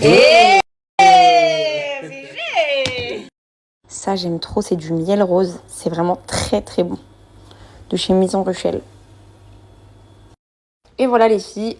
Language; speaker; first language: French; native; French